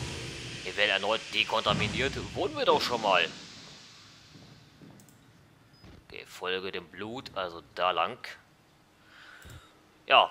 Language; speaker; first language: German; native; German